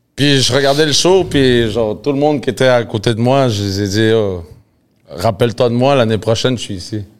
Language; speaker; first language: French; early bilingual, other home language; Spanish